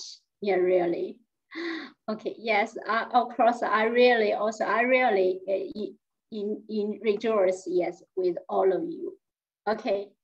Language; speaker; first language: English; non-native, fluent; Chinese